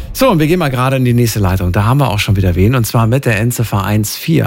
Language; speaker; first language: German; native; German